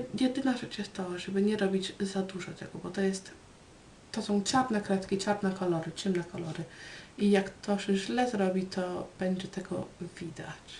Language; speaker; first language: Polish; early bilingual, heritage; Polish